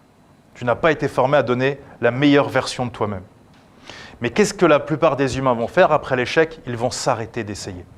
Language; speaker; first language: French; native; French